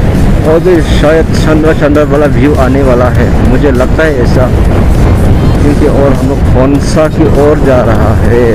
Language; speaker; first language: Hindi; non-native, local second language; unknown